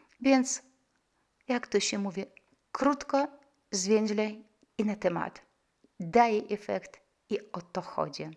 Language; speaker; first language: Polish; non-native, fluent; Russian